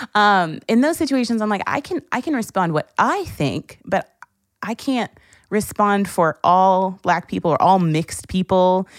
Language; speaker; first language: English; native; English